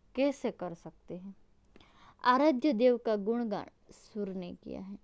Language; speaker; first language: Hindi; non-native, local second language; Gujarati